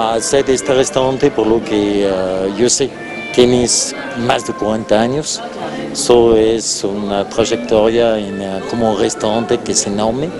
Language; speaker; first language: Spanish; non-native, fluent; French